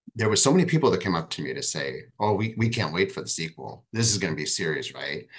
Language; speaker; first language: English; native; English